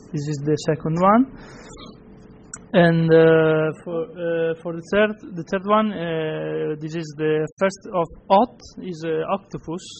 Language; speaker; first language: English; non-native, fluent; Italian